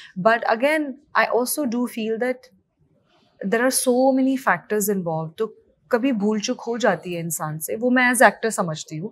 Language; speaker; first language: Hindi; non-native, local second language; Punjabi